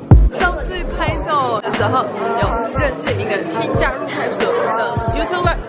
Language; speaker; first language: Chinese; non-native, fluent; English